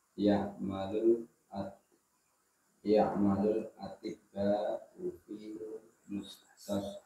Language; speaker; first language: Arabic; non-native, learner; Indonesian